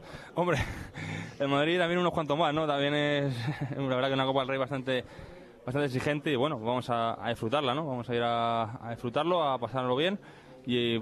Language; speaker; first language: Spanish; native; Spanish